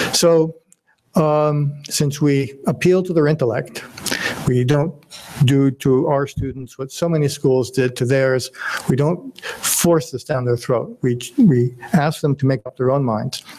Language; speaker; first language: English; native; English